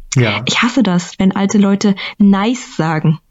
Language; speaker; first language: German; early bilingual, other home language; Vietnamese